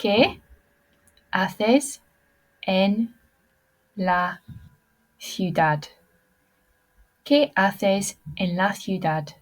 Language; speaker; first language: Spanish; non-native, fluent; English